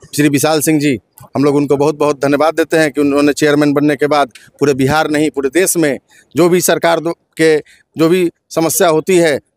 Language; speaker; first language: Hindi; native; Hindi